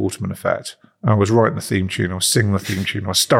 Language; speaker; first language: English; native; English